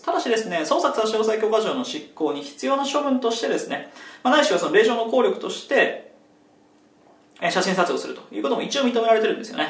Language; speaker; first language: Japanese; native; Japanese